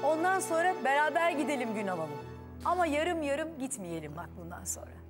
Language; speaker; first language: Turkish; native; Turkish